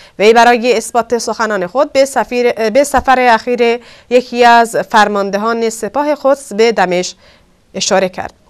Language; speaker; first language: Persian; non-native, local second language; Kurdish